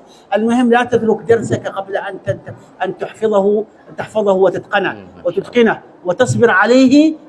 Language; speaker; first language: Arabic; native; Arabic